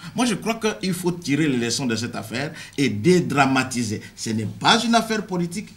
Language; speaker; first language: French; non-native, local second language; Kongo